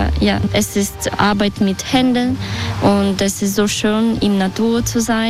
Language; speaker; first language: German; non-native, learner; Russian